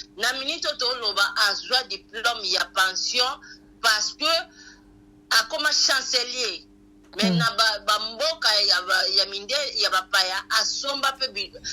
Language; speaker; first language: Lingala; non-native, local second language; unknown